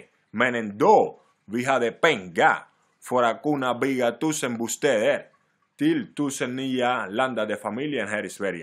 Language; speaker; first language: Swedish; non-native, fluent; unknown